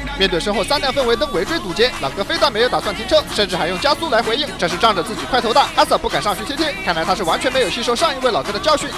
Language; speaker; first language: Chinese; native; Chinese